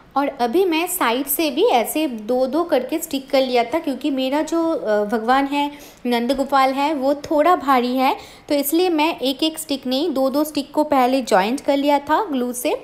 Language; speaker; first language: Hindi; non-native, local second language; Bangla